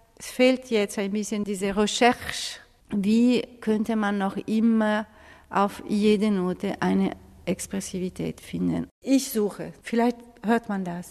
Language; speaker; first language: German; non-native, fluent; Italian